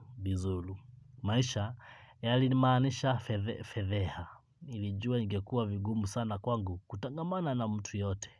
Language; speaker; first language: Swahili; non-native, local second language; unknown